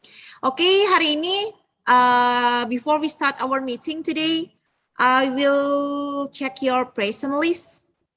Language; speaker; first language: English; non-native, learner; Indonesian